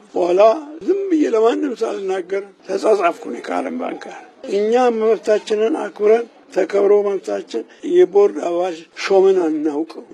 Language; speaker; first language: Amharic; non-native, local second language; Oromo